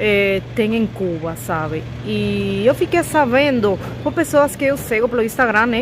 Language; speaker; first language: Portuguese; non-native, fluent; Spanish